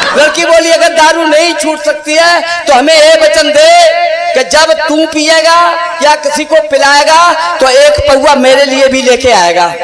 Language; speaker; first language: Hindi; native; Hindi